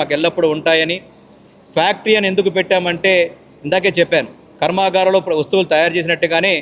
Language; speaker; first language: Telugu; native; Telugu